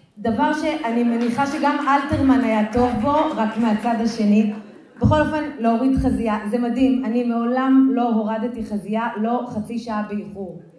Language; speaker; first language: Hebrew; native; Hebrew